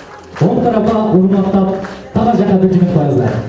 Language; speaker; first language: Kyrgyz; native; Kyrgyz